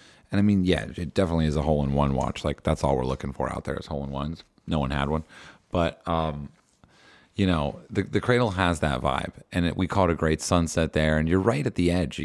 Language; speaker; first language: English; native; English